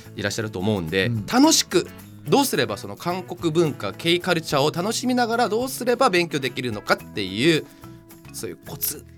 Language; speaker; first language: Japanese; non-native, fluent; Korean